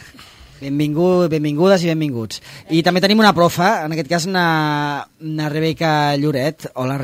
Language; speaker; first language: Catalan; native; Catalan